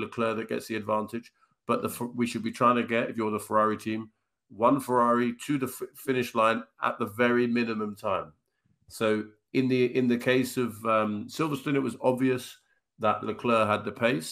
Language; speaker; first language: English; native; English